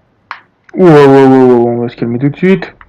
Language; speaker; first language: French; native; French